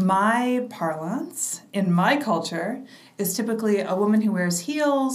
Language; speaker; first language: English; native; English